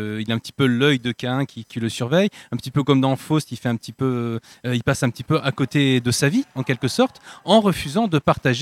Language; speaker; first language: French; native; French